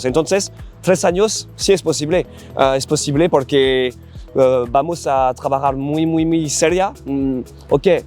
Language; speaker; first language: Spanish; non-native, learner; French